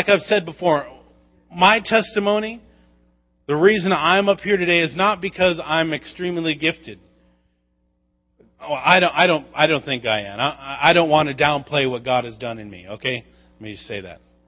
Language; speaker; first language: English; native; English